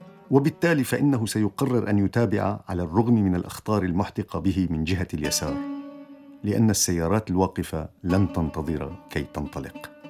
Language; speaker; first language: Arabic; non-native, local second language; Kurdish